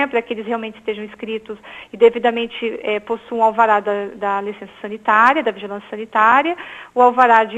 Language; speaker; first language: Portuguese; native; Portuguese